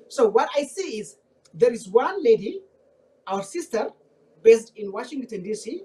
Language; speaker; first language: English; non-native, fluent; Amharic